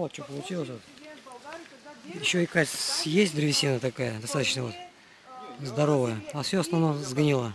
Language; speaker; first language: Russian; native; Russian